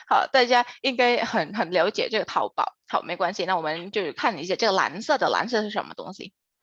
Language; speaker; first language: Chinese; non-native, fluent; Indonesian